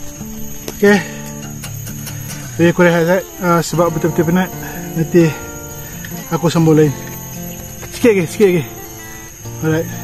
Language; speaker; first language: Malay; native; Malay